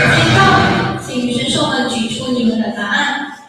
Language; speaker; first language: Chinese; native; Chinese